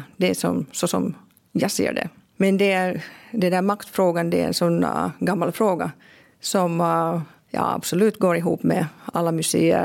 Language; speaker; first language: Swedish; non-native, local second language; Finnish